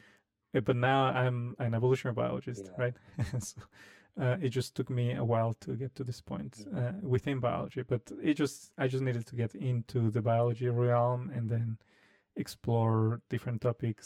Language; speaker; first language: English; non-native, fluent; Spanish